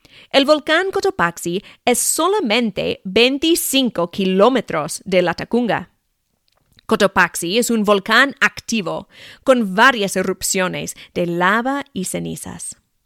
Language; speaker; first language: Spanish; non-native, fluent; English